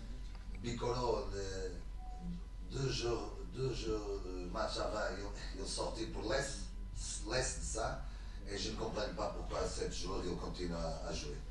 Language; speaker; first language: French; non-native, learner; Portuguese